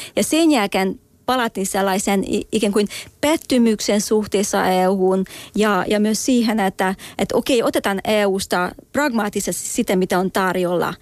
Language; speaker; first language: Finnish; non-native, fluent; Hungarian